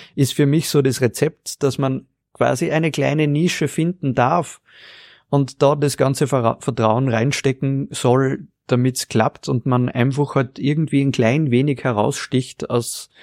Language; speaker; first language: German; native; German